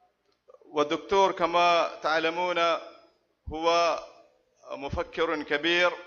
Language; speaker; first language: Arabic; non-native, fluent; Malayalam